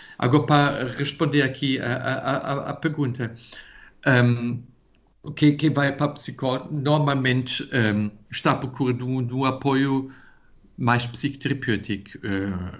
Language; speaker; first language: Portuguese; non-native, fluent; German